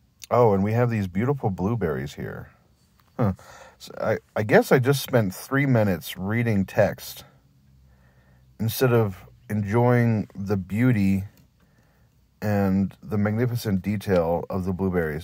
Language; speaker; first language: English; native; English